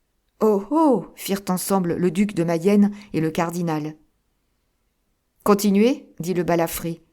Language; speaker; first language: French; native; French